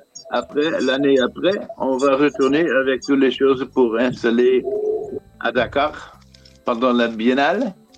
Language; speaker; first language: French; non-native, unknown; Dutch